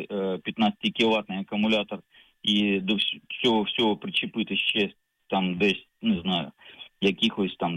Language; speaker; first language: Ukrainian; native; Ukrainian